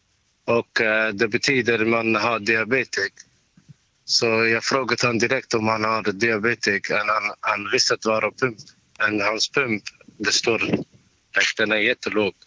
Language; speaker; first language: Swedish; non-native, learner; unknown